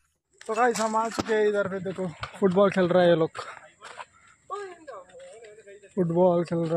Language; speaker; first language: Hindi; non-native, local second language; Nepali